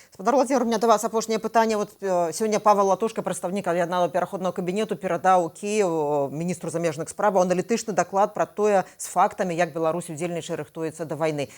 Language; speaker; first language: Belarusian; native; Belarusian